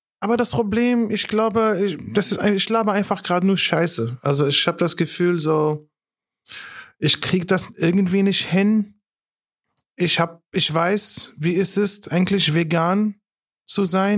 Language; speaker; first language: German; non-native, fluent; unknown